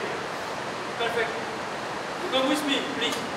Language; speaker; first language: English; non-native, learner; French